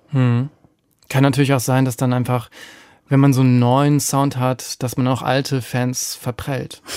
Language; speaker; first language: German; native; German